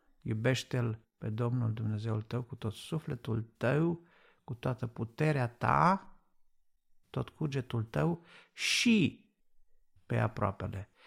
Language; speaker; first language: Romanian; native; Romanian